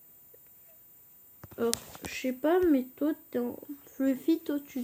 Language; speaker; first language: French; native; French